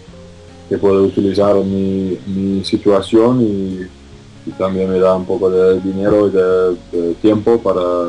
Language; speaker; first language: Spanish; non-native, fluent; English